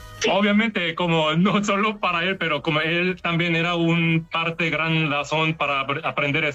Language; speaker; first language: Spanish; non-native, learner; Korean